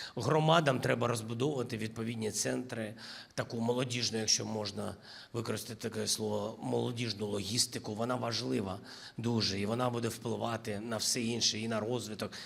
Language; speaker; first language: Ukrainian; non-native, local second language; Russian